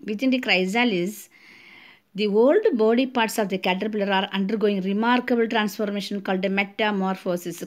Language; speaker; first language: English; non-native, local second language; Tamil